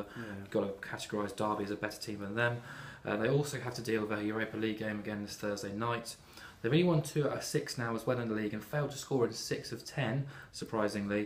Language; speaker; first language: English; native; English